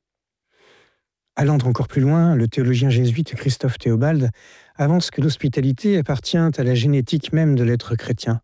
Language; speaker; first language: French; native; French